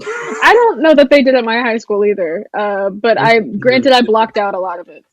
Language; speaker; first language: English; native; English